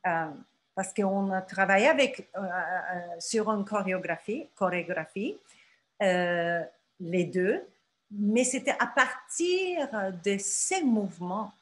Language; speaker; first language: French; non-native, fluent; Turkish